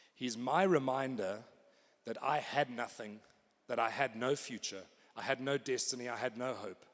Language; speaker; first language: English; native; English